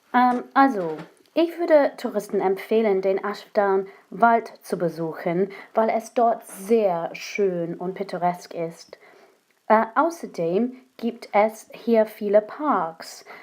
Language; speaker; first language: German; non-native, fluent; English